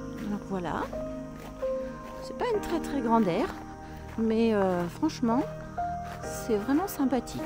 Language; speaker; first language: French; native; French